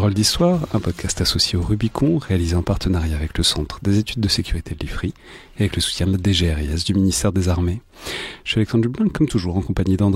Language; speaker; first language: French; native; French